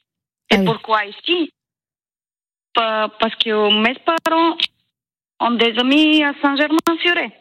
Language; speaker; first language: French; non-native, learner; Bulgarian